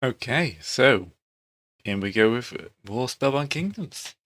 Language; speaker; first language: English; native; English